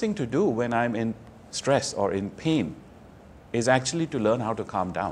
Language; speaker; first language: English; non-native, local second language; Hindi